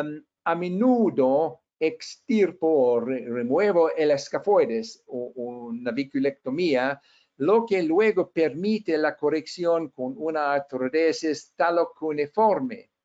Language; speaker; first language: Spanish; non-native, fluent; English